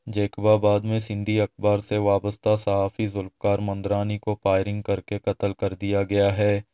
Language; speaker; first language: Urdu; non-native, local second language; Baluchi